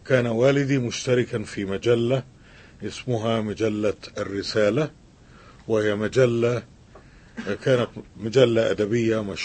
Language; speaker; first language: Arabic; native; Arabic